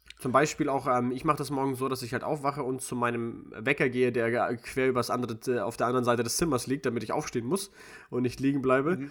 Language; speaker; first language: German; early bilingual, other home language; Russian